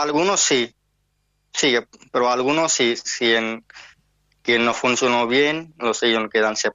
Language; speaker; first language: Spanish; non-native, learner; Hindi